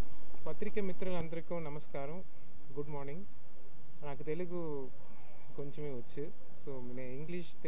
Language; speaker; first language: Telugu; non-native, learner; Tamil